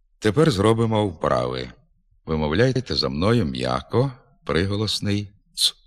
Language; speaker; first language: Ukrainian; native; Ukrainian